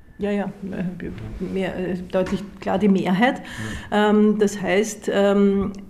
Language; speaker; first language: German; native; German